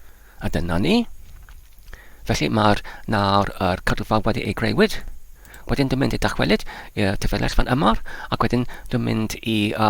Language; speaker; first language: Welsh; non-native, learner; English